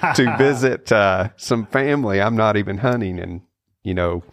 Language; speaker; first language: English; native; English